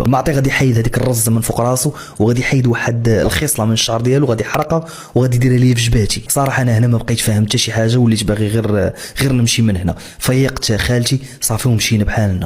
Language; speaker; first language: Arabic; native; Arabic